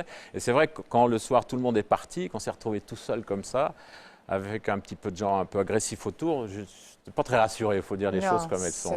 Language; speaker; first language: French; native; French